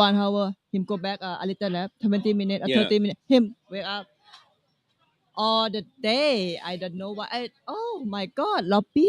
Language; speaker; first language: English; non-native, learner; Thai